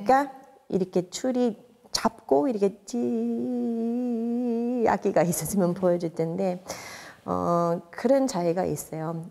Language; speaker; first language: Korean; non-native, fluent; English